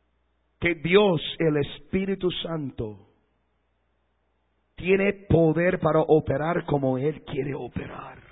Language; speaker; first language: Spanish; non-native, fluent; English